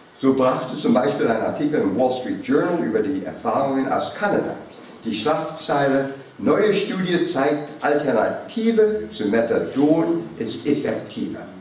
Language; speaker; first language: German; non-native, fluent; English